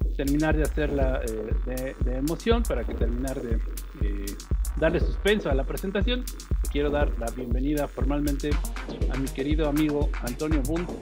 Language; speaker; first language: Spanish; native; Spanish